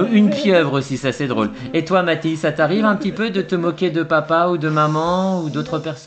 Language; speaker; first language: French; native; French